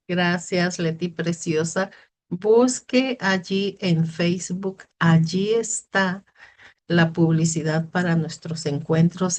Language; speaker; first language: Spanish; native; Spanish